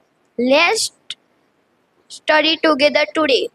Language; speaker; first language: English; non-native, learner; Gujarati